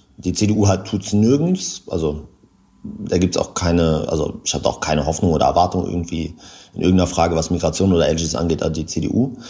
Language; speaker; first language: German; native; German